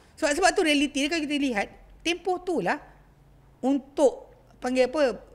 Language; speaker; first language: Malay; native; Malay